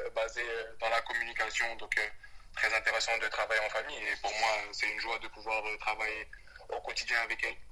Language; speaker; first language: French; early bilingual, other home language; Wolof